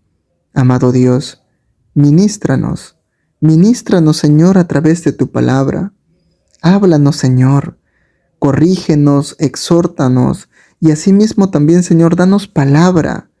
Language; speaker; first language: Spanish; native; Spanish